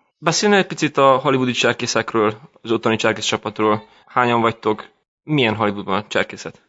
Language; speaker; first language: Hungarian; early bilingual, heritage; Hungarian